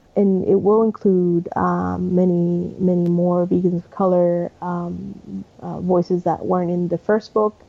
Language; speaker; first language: English; early bilingual, other home language; Spanish